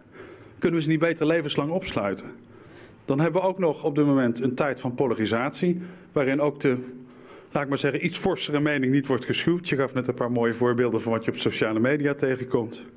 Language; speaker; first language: Dutch; native; Dutch